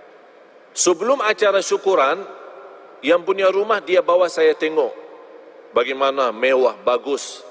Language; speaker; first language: Indonesian; non-native, fluent; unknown